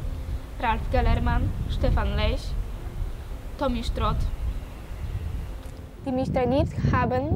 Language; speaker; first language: German; non-native, fluent; Polish